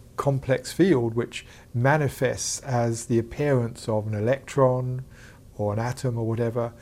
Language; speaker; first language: English; native; English